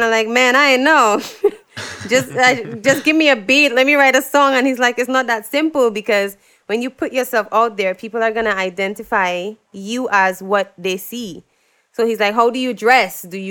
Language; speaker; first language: English; native; English